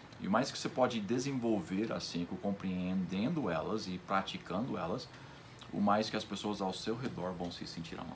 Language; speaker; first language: Portuguese; non-native, fluent; English